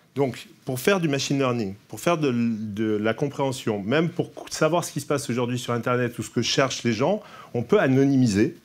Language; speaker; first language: French; native; French